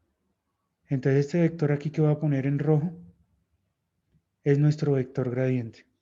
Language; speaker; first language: Spanish; native; Spanish